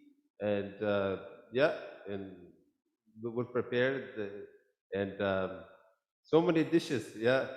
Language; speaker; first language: English; non-native, local second language; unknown